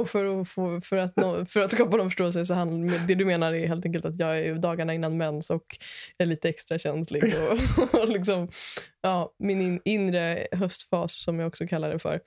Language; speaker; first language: Swedish; native; Swedish